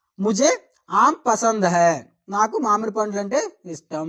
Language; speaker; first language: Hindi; non-native, local second language; Telugu